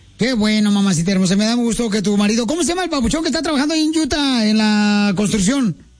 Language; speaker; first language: Spanish; native; Spanish